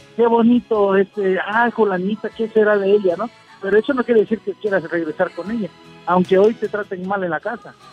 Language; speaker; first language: Spanish; native; Spanish